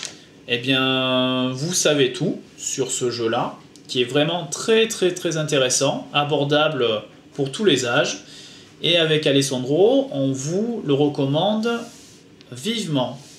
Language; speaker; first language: French; native; French